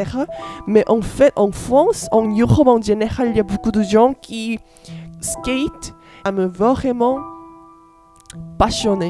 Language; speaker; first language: French; non-native, learner; Korean